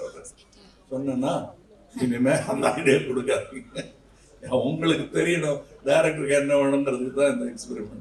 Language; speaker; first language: Tamil; native; Tamil